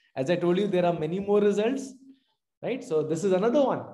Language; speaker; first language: English; non-native, local second language; Hindi